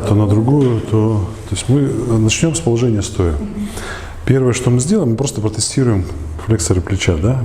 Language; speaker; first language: Russian; native; Russian